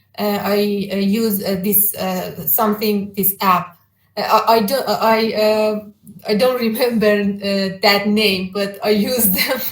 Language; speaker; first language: English; non-native, learner; Persian